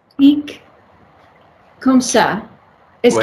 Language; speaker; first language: French; non-native, learner; English